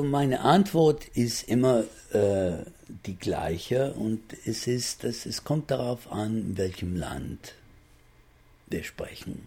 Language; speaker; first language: German; non-native, fluent; English